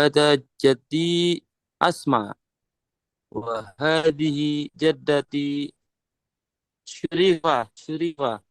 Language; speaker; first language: Arabic; non-native, learner; Indonesian